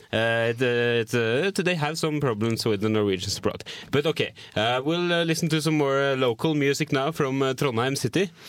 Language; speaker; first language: English; non-native, fluent; Norwegian